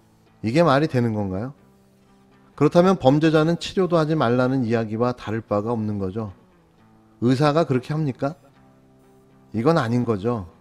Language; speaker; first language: Korean; native; Korean